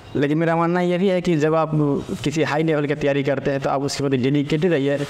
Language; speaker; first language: Hindi; native; Hindi